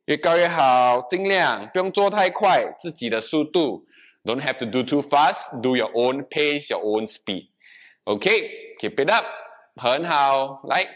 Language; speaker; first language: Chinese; non-native, local second language; English